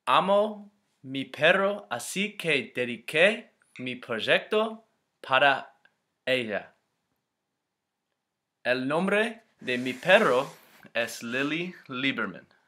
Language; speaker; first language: Spanish; non-native, learner; English